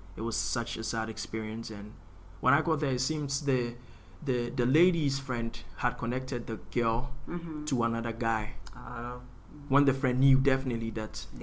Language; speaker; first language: English; non-native, local second language; Akan